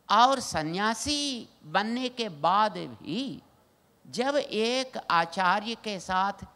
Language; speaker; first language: Hindi; non-native, local second language; Telugu